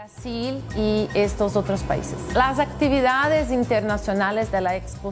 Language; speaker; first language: Spanish; non-native, fluent; Portuguese